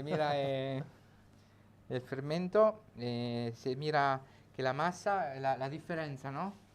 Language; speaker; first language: Spanish; non-native, learner; Italian